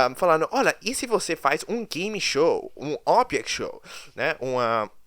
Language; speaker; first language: Portuguese; early bilingual, other home language; English